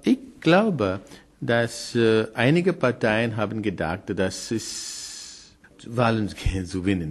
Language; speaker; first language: German; non-native, learner; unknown